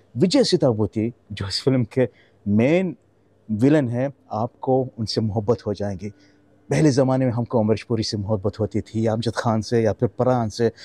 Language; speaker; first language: Hindi; non-native, fluent; Arabic